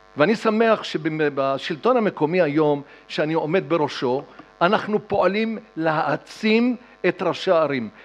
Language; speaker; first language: Hebrew; native; Hebrew